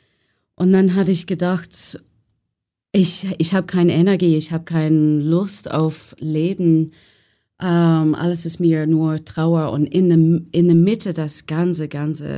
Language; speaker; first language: German; non-native, learner; English